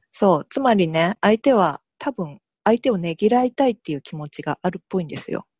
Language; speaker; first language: Japanese; early bilingual, other home language; Korean